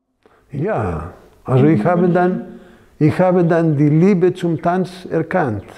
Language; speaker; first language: German; non-native, fluent; Greek